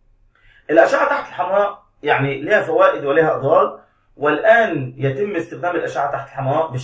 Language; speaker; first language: Arabic; native; Arabic